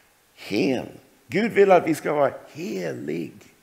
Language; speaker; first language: Swedish; non-native, fluent; English